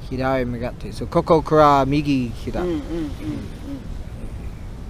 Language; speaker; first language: Japanese; non-native, learner; English